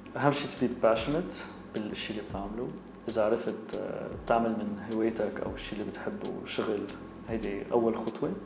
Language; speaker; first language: Arabic; native; Arabic